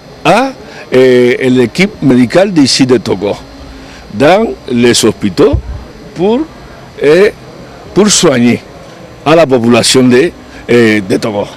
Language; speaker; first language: French; non-native, learner; Spanish